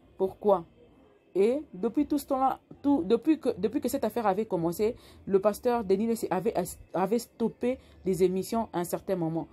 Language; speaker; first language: French; non-native, local second language; Lingala